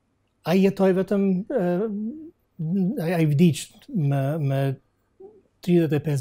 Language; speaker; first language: Albanian; non-native, fluent; English